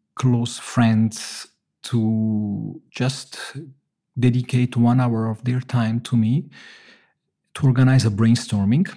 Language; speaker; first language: English; non-native, fluent; Italian